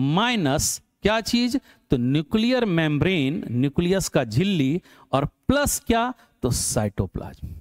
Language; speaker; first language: Hindi; native; Hindi